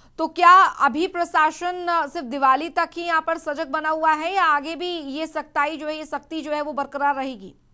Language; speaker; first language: Hindi; native; Hindi